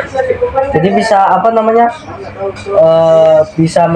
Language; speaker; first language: Indonesian; native; Indonesian